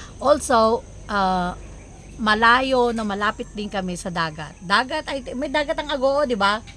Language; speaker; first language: Filipino; non-native, local second language; Iloko